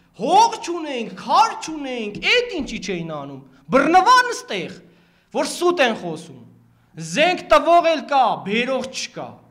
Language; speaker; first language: Armenian; native; Armenian